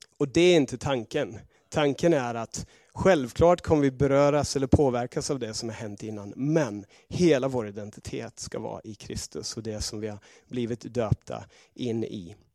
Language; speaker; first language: Swedish; native; Swedish